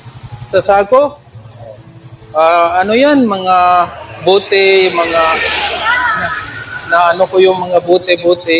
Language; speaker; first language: Filipino; non-native, learner; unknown